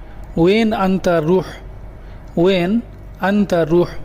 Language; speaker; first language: Arabic; non-native, learner; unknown